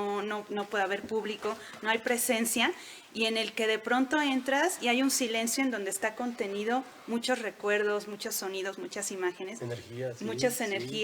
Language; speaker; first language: Spanish; native; Spanish